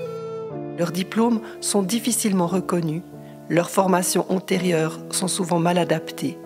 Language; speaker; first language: French; native; French